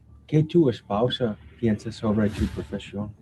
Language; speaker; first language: Spanish; non-native, learner; English